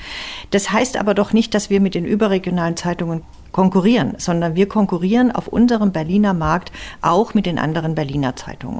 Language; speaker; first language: German; native; German